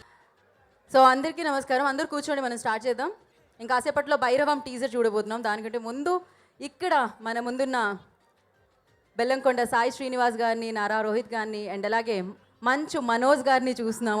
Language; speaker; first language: Telugu; native; Telugu